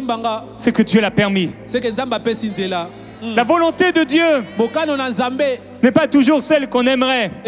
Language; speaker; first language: French; native; French